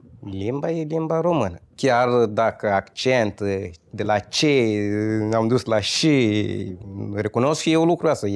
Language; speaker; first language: Romanian; non-native, fluent; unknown